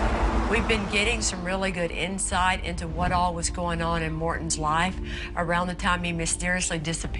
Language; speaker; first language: English; native; English